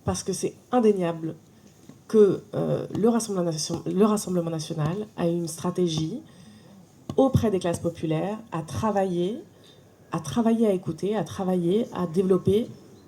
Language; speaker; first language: French; native; French